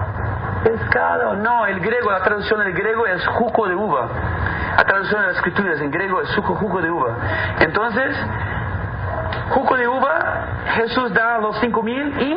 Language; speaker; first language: Spanish; non-native, fluent; Portuguese